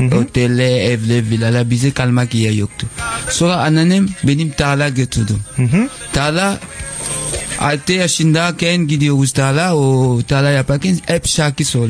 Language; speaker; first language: Turkish; non-native, learner; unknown